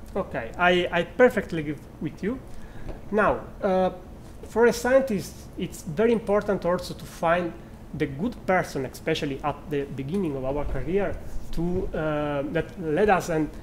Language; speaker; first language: English; non-native, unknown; Italian